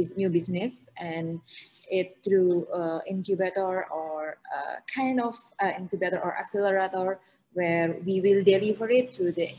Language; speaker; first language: English; non-native, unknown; Indonesian